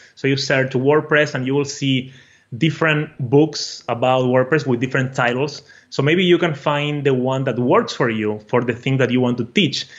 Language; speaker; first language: English; non-native, fluent; Portuguese